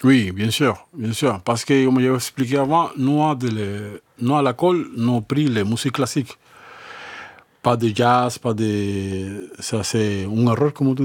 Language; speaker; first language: French; non-native, learner; Spanish